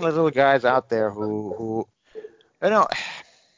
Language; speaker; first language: English; non-native, fluent; Finnish